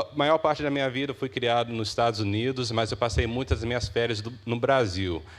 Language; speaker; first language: Portuguese; early bilingual, heritage; English